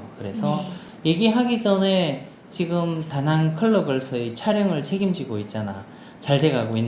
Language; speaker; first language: Korean; non-native, local second language; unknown